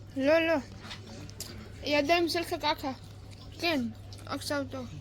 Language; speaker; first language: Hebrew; non-native, learner; Gujarati